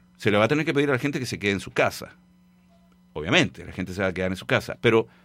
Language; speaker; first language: Spanish; native; Spanish